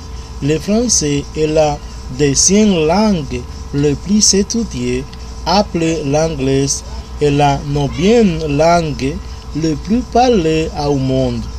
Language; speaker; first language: French; non-native, learner; Spanish